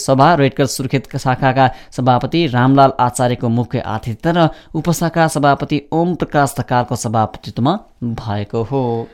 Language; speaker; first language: Nepali; native; Nepali